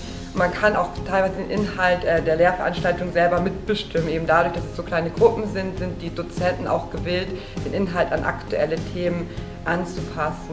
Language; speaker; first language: German; native; German